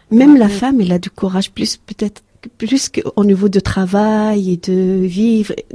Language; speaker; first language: French; non-native, learner; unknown